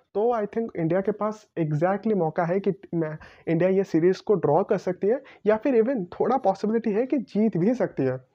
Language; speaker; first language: Hindi; non-native, local second language; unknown